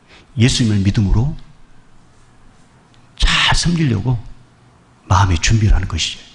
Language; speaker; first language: Korean; native; Korean